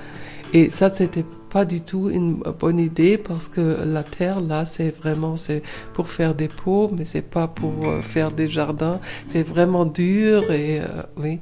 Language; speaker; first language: French; non-native, fluent; German